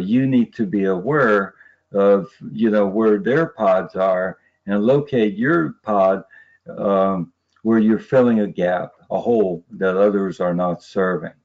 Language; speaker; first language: English; native; English